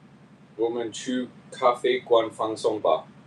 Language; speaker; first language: Chinese; non-native, learner; English